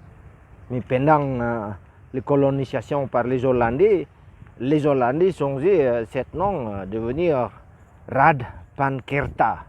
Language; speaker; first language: French; non-native, learner; Indonesian